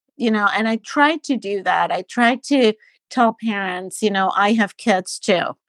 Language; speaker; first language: English; non-native, fluent; Spanish